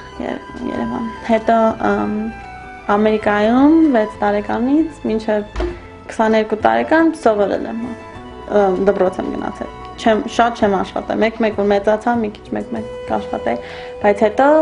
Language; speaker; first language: Armenian; early bilingual, heritage; Armenian